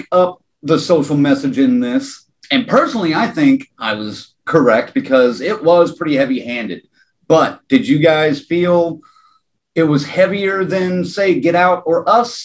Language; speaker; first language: English; native; English